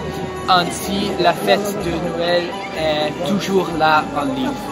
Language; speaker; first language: French; non-native, learner; Dutch